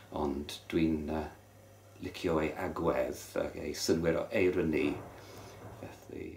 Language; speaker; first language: Welsh; non-native, local second language; English